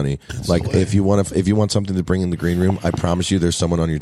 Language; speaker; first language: English; native; English